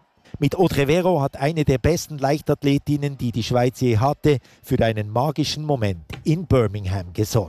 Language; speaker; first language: German; native; German